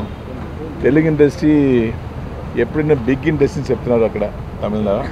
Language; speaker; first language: Telugu; non-native, learner; Tamil